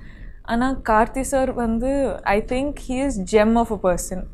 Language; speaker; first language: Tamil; non-native, learner; Kodava